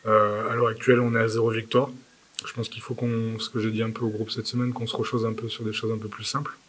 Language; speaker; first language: French; native; French